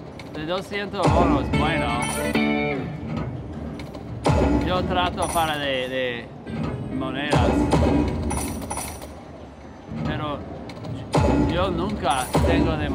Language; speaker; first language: Spanish; non-native, learner; English